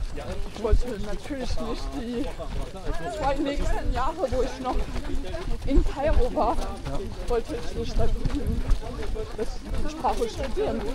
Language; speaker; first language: German; non-native, fluent; French